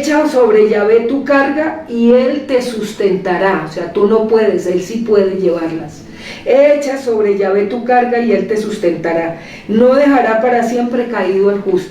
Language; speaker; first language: Spanish; native; Spanish